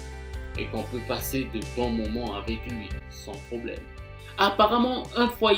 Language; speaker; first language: French; non-native, fluent; Japanese